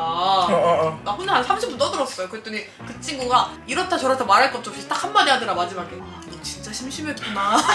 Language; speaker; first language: Korean; native; Korean